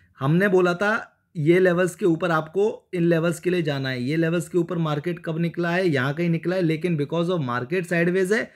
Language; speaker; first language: Hindi; native; Hindi